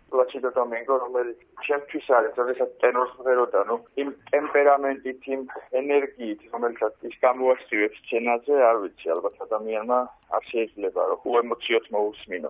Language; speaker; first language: Georgian; native; Georgian